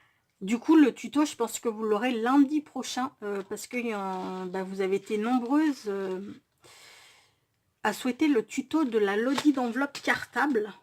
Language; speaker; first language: French; native; French